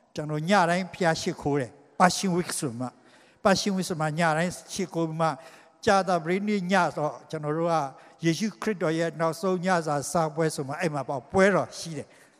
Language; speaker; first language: Burmese; non-native, local second language; Hakha Chin